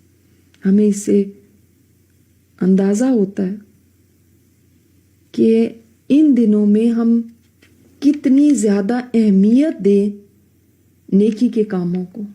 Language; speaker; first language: Urdu; native; Urdu